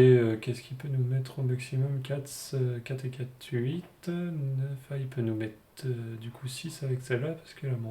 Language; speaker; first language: French; native; French